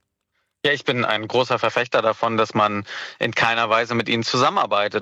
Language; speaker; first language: German; native; German